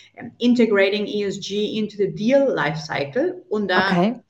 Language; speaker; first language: German; non-native, fluent; Spanish